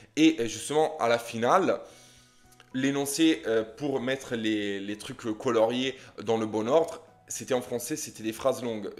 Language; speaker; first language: French; non-native, fluent; Italian